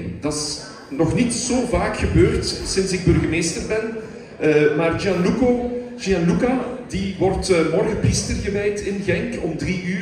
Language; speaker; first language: Dutch; native; Dutch